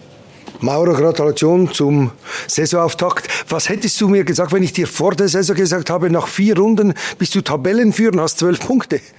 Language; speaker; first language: German; native; German